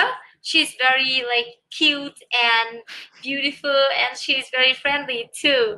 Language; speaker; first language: English; non-native, learner; Vietnamese